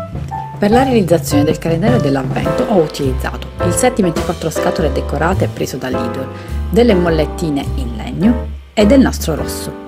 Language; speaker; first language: Italian; native; Italian